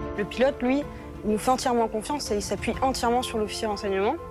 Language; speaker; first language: French; native; French